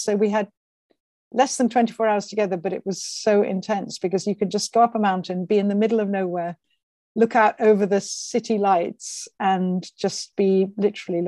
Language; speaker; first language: English; native; English